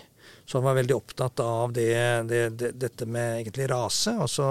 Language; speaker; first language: Norwegian; native; Norwegian